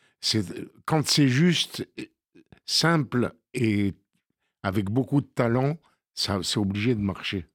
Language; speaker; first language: French; native; French